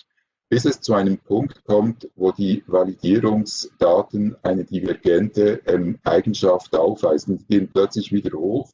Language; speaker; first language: German; native; German